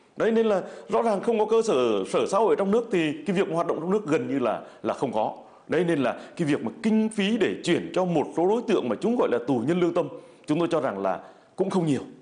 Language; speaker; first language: Vietnamese; native; Vietnamese